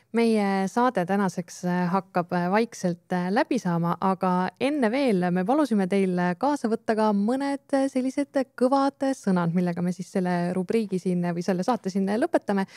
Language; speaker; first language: Estonian; native; Estonian